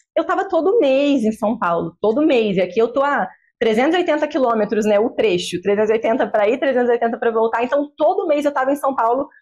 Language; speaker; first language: Portuguese; native; Portuguese